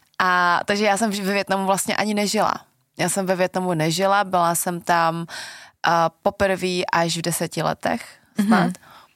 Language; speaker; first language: Czech; early bilingual, other home language; Vietnamese